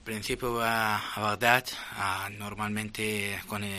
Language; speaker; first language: Spanish; non-native, fluent; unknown